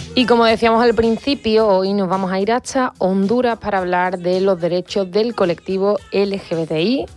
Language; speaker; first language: Spanish; native; Spanish